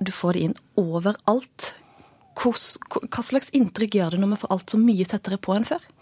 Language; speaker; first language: Norwegian; native; Norwegian